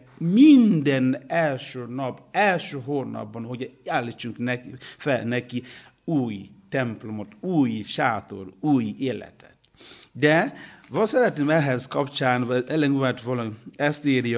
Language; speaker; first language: Hungarian; non-native, learner; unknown